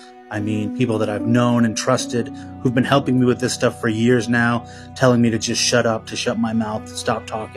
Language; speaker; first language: English; native; English